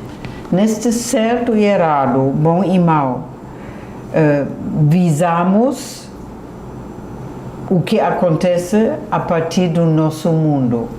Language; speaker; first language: Portuguese; non-native, fluent; German